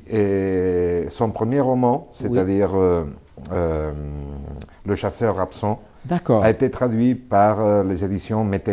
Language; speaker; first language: French; non-native, fluent; Spanish